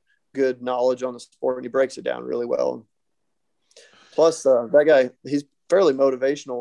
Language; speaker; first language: English; native; English